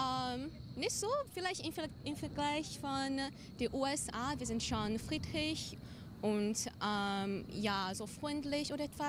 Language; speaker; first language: German; non-native, fluent; English